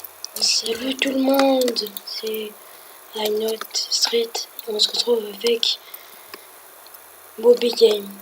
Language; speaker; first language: French; native; French